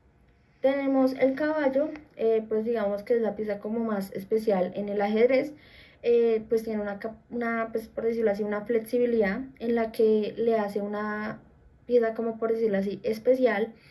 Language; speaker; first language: Spanish; native; Spanish